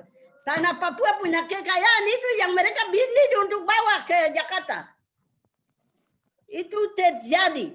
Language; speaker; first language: Indonesian; non-native, local second language; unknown